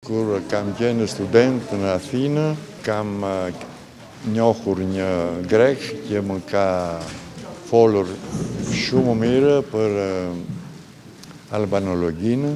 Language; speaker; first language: Albanian; non-native, fluent; Greek